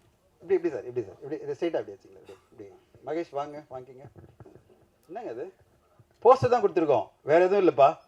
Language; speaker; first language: Tamil; native; Tamil